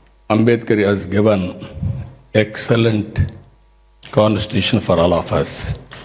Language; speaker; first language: English; non-native, local second language; Telugu